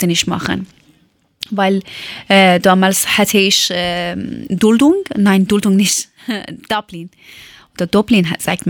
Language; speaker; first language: German; non-native, learner; Persian